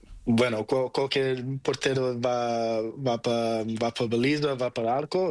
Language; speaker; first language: Spanish; non-native, learner; Portuguese